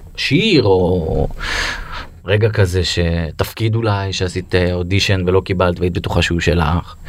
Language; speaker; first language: Hebrew; native; Hebrew